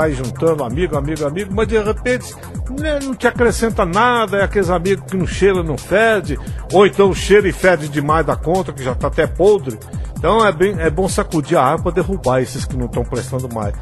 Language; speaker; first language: Portuguese; native; Portuguese